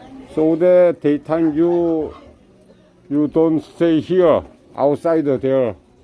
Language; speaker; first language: English; non-native, learner; Korean